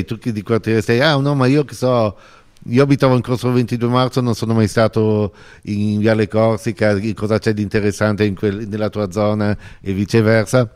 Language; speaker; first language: Italian; native; Italian